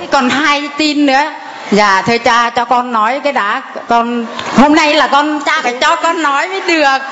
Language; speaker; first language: Vietnamese; non-native, local second language; Muong